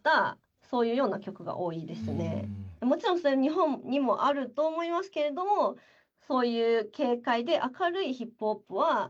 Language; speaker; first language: Japanese; non-native, fluent; Chinese